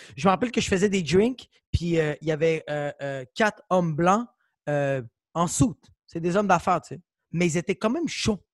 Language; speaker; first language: French; native; French